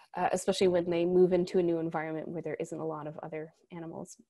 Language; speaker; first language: English; native; English